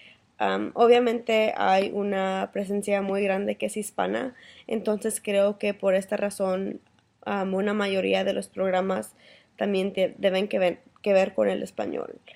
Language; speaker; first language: Spanish; early bilingual, heritage; Spanish